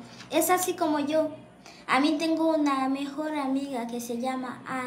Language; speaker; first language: Spanish; non-native, learner; Haitian Creole